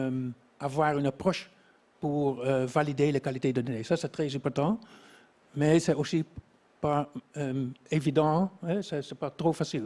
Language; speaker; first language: French; non-native, fluent; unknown